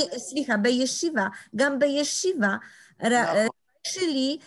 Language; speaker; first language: Hebrew; non-native, learner; Spanish